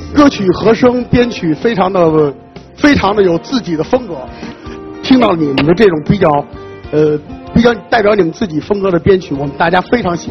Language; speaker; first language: Chinese; native; Chinese